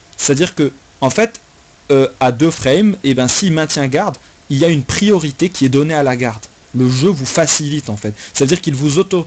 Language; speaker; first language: French; native; French